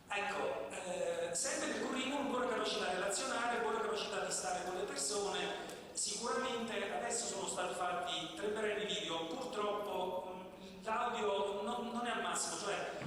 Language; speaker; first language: Italian; native; Italian